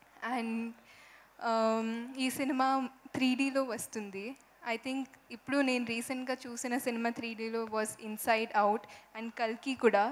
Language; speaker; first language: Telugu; non-native, fluent; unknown